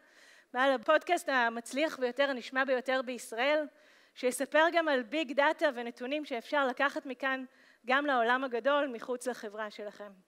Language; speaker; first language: Hebrew; native; Hebrew